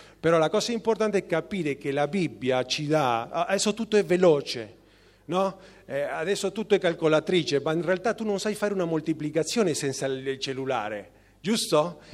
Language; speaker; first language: Italian; non-native, fluent; Spanish